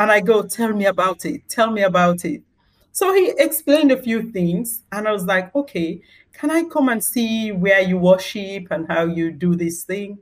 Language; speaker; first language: English; non-native, local second language; Krio